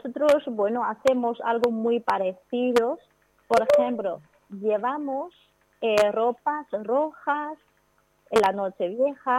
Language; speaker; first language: Spanish; non-native, learner; Chinese